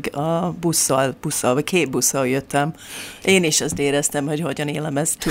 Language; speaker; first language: Hungarian; non-native, fluent; English